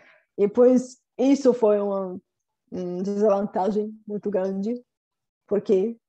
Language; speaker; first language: Portuguese; non-native, fluent; Bulgarian